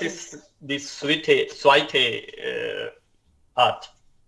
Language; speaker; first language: German; non-native, learner; Urdu